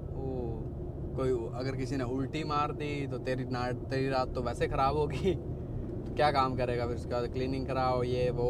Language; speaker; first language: Hindi; native; Hindi